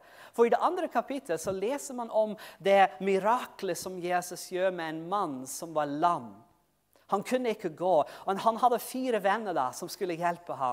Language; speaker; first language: Norwegian; non-native, fluent; English